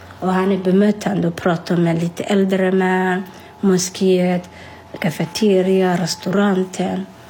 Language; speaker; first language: Swedish; non-native, learner; Somali